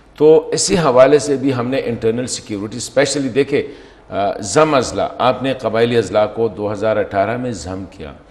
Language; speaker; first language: Urdu; non-native, local second language; Pashto